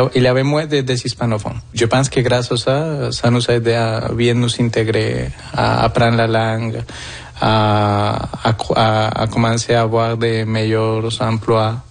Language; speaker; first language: French; non-native, fluent; Spanish